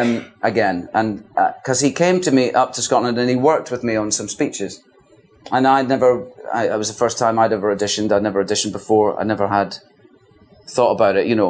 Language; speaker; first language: English; native; English